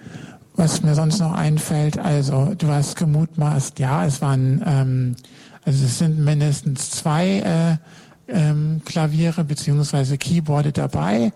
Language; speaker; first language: German; native; German